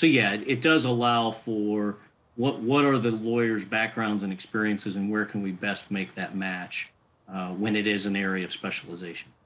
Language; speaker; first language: English; native; English